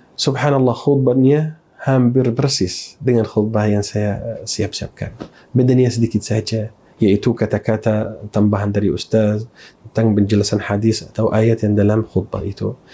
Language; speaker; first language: Malay; non-native, fluent; Arabic